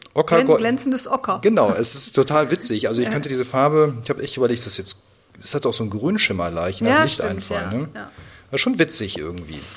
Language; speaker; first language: German; native; German